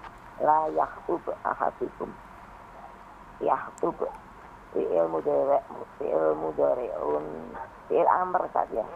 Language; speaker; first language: Arabic; non-native, learner; Indonesian